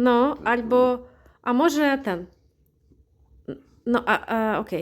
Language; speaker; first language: Polish; non-native, learner; Ukrainian